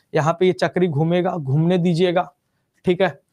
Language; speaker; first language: Hindi; native; Hindi